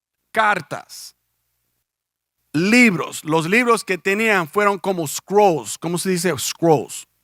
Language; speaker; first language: Spanish; early bilingual, heritage; Spanish